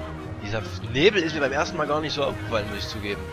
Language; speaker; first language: German; native; German